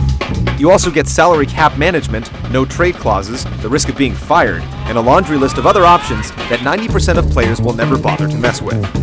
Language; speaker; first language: English; native; English